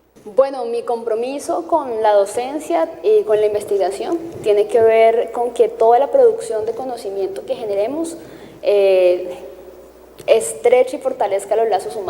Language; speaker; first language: Spanish; native; Spanish